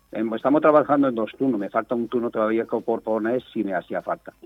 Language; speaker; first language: Spanish; non-native, fluent; French